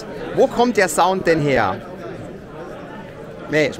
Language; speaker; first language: German; native; German